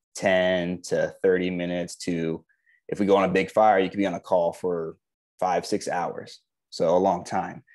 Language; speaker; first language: English; native; English